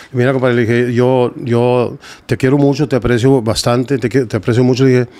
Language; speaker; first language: Spanish; early bilingual, heritage; Spanish